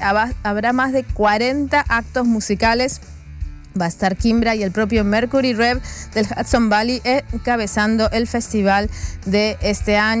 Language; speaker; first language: Spanish; native; Spanish